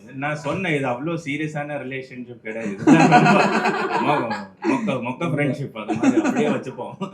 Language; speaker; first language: Tamil; non-native, local second language; Malayalam